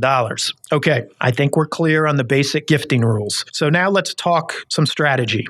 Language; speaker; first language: English; native; English